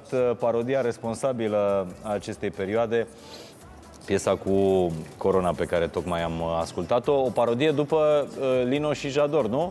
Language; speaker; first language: Romanian; native; Romanian